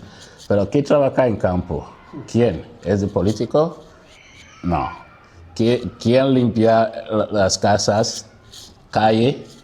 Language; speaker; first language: Spanish; non-native, learner; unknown